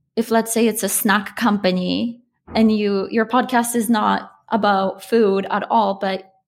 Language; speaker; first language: English; early bilingual, other home language; Polish